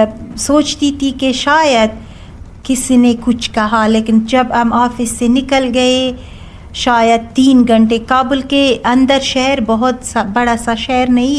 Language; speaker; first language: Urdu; non-native, learner; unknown